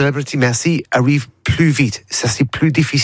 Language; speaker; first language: French; non-native, learner; English